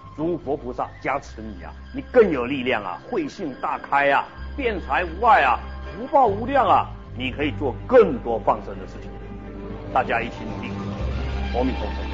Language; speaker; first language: Chinese; early bilingual, heritage; Chinese